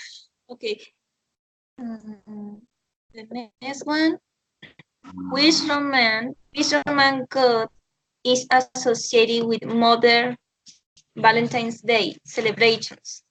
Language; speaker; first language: English; non-native, learner; Spanish